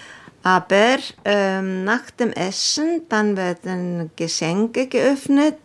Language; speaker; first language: German; non-native, fluent; Icelandic